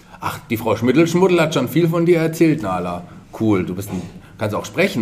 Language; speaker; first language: German; native; German